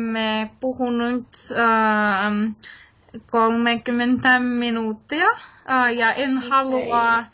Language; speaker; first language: Finnish; non-native, learner; English